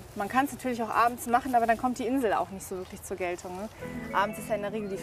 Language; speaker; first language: German; native; German